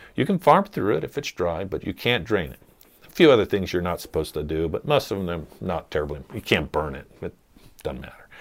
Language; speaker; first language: English; native; English